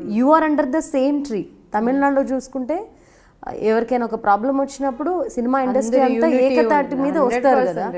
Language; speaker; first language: Telugu; native; Telugu